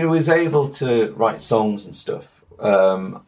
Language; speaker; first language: English; native; English